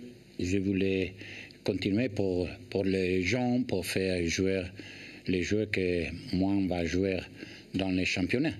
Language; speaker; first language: French; non-native, learner; Italian